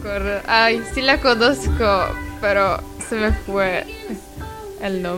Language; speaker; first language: Spanish; non-native, fluent; Czech